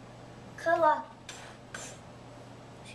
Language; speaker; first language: Japanese; early bilingual, heritage; Japanese